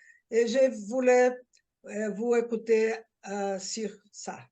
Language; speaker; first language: French; non-native, learner; Portuguese